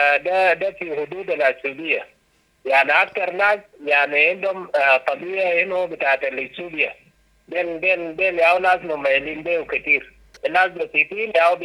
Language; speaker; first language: Arabic; non-native, local second language; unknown